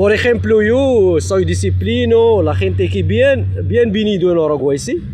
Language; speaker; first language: Spanish; non-native, learner; Arabic